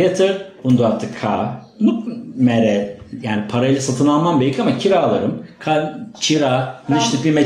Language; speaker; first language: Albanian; non-native, learner; Turkish